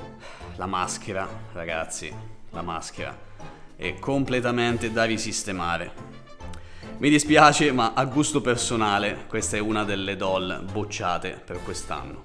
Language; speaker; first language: Italian; native; Italian